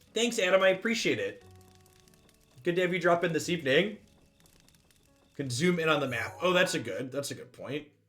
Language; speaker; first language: English; native; English